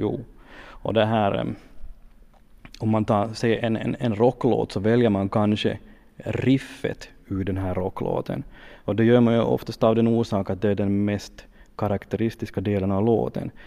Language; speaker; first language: Swedish; native; Swedish